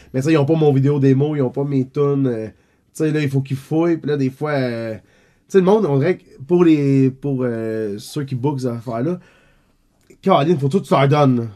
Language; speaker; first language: French; native; French